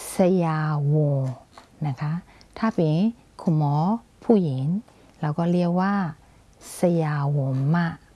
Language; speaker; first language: Thai; non-native, fluent; Burmese